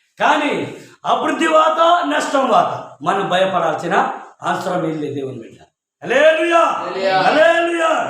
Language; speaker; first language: Telugu; non-native, local second language; Koya